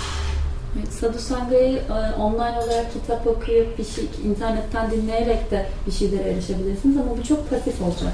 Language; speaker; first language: Turkish; native; Turkish